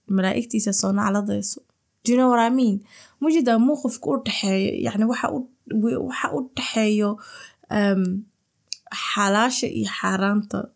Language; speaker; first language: Somali; early bilingual, heritage; Somali